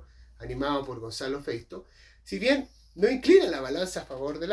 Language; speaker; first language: Spanish; native; Spanish